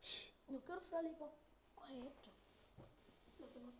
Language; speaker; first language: Spanish; early bilingual, other home language; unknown